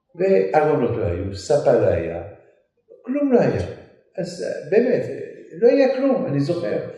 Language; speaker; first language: Hebrew; non-native, fluent; Arabic